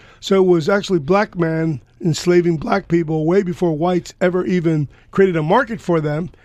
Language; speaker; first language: English; early bilingual, other home language; Spanish